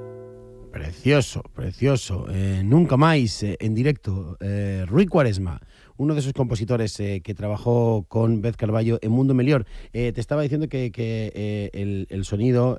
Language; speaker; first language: Spanish; native; Spanish